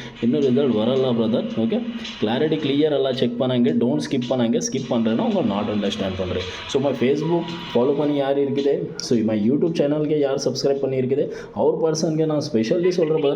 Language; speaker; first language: Tamil; non-native, learner; Kannada